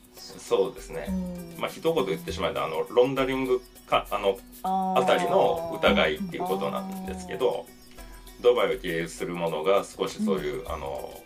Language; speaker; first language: Japanese; native; Japanese